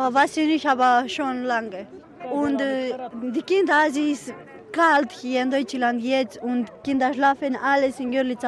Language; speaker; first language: German; non-native, learner; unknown